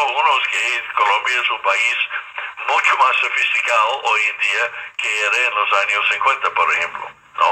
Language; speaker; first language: Spanish; non-native, fluent; English